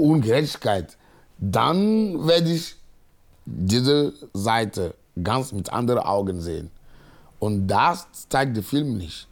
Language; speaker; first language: German; non-native, fluent; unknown